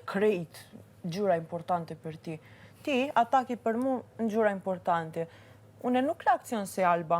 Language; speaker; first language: Albanian; early bilingual, heritage; Albanian